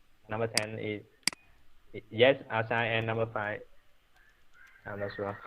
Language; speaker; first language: English; non-native, learner; Vietnamese